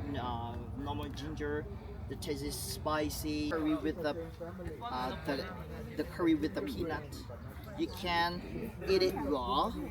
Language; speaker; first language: English; non-native, learner; Thai